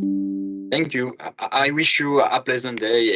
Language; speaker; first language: English; non-native, fluent; French